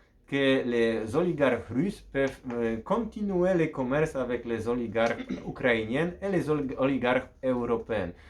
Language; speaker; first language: French; non-native, fluent; Polish